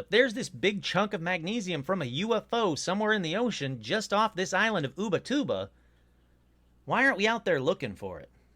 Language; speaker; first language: English; native; English